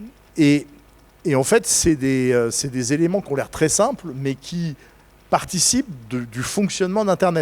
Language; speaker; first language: French; native; French